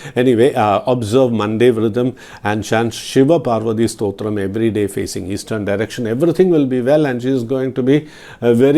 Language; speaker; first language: English; non-native, local second language; Malayalam